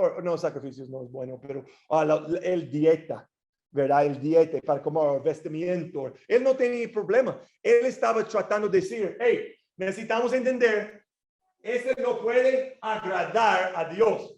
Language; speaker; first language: Spanish; non-native, fluent; English